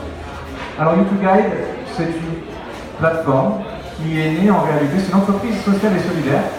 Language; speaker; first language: French; native; French